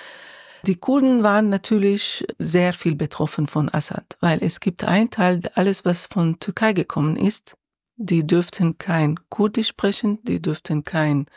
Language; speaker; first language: German; non-native, learner; Arabic